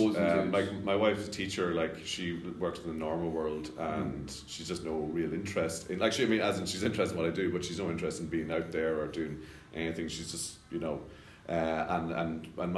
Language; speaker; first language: English; native; English